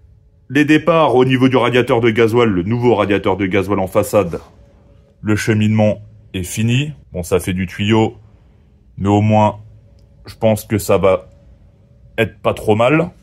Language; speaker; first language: French; native; French